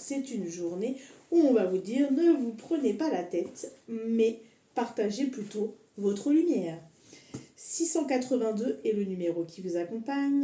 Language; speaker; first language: French; native; French